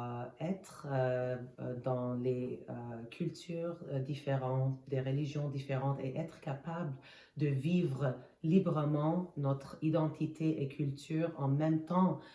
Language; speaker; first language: French; non-native, fluent; Armenian